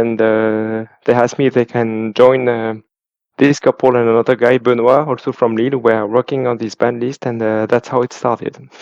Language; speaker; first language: English; non-native, fluent; French